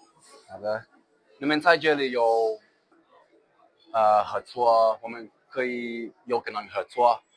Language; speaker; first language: Chinese; non-native, learner; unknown